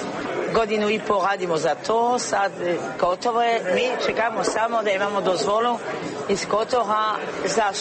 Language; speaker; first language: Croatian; non-native, learner; French